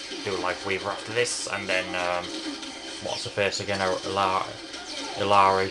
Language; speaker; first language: English; native; English